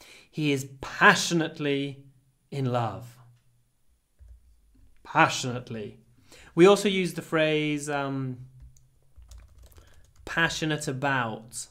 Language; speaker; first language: English; native; English